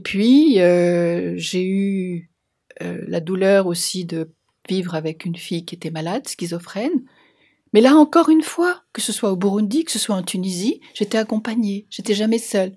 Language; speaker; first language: French; native; French